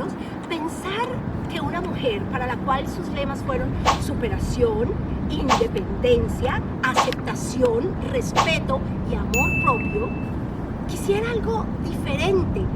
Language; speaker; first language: Spanish; native; Spanish